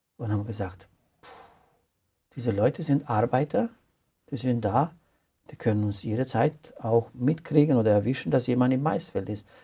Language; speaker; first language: German; non-native, fluent; Romanian